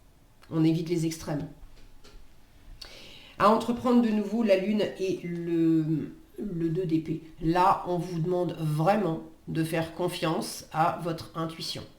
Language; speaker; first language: French; native; French